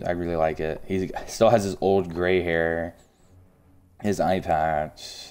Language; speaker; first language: English; native; English